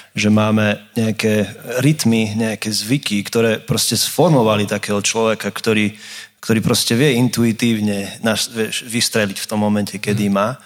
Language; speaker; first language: Slovak; non-native, fluent; English